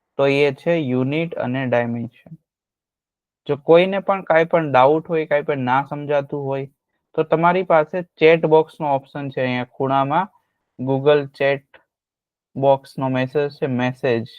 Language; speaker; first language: Gujarati; native; Gujarati